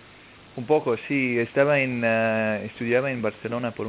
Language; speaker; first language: Spanish; non-native, fluent; German